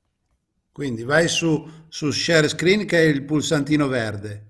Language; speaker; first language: Italian; native; Italian